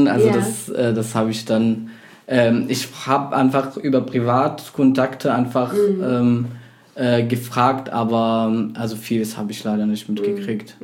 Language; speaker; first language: German; non-native, fluent; Arabic